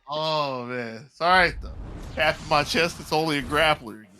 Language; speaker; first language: English; native; English